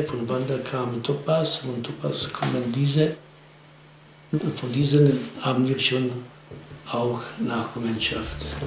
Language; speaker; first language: German; non-native, fluent; Czech